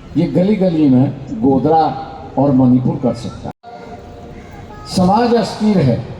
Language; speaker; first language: Hindi; non-native, local second language; Marathi